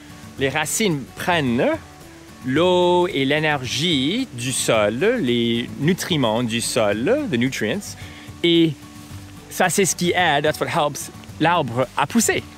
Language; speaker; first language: French; non-native, local second language; English